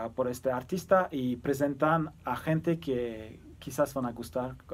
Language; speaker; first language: Spanish; early bilingual, other home language; Turkish